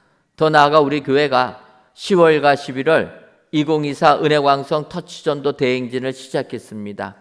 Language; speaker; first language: Korean; native; Korean